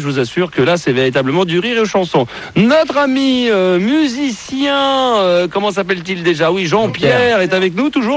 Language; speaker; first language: French; native; French